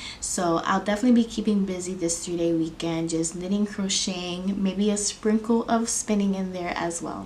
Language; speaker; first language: English; native; English